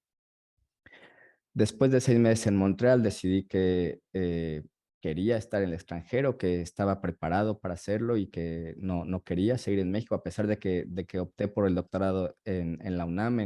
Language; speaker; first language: Spanish; native; Spanish